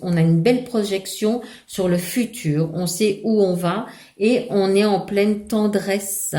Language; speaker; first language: French; native; French